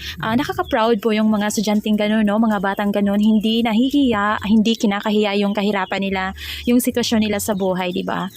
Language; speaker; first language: Filipino; non-native, local second language; Cebuano